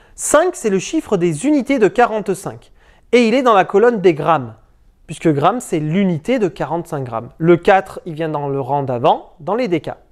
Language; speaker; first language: French; native; French